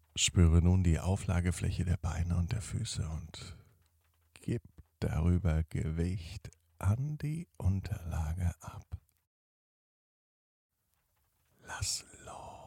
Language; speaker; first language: German; native; German